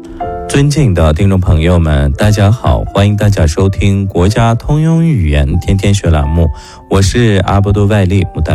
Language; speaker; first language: Chinese; non-native, local second language; Uyghur